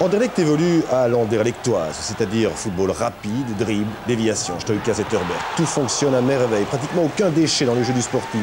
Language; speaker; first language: French; native; French